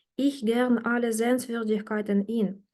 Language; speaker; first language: German; non-native, fluent; Ukrainian